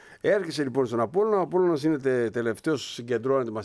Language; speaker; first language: Greek; native; Greek